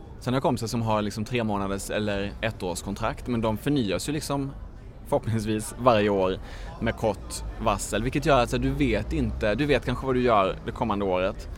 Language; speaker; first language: Swedish; native; Swedish